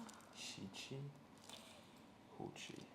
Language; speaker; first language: Chinese; non-native, learner; English